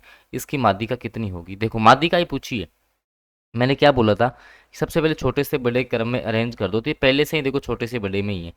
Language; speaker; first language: Hindi; native; Hindi